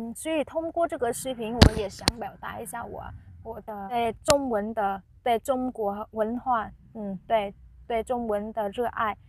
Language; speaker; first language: Chinese; non-native, fluent; Vietnamese